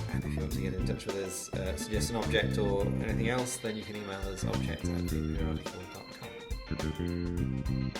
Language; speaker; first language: English; native; English